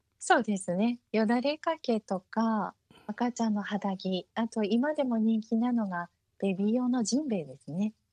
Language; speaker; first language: Japanese; early bilingual, heritage; Japanese